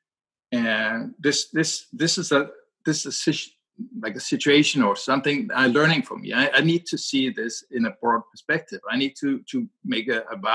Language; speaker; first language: English; non-native, fluent; Danish